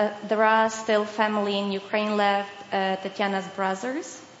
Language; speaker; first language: English; non-native, fluent; Ukrainian